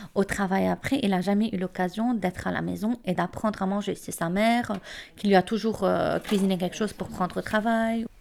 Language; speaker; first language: French; non-native, local second language; Arabic